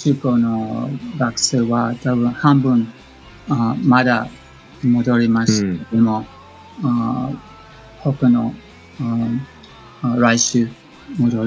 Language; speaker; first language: Japanese; non-native, learner; English